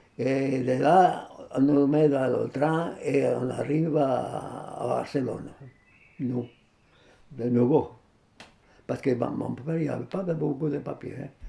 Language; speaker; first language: French; non-native, fluent; Spanish